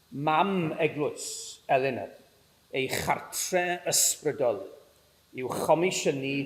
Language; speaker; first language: Welsh; native; Welsh